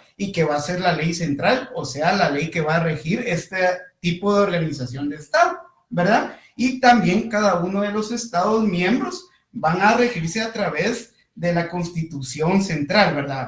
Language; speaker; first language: Spanish; native; Spanish